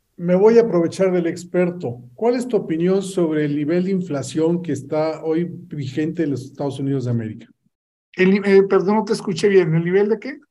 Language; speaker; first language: Spanish; native; Spanish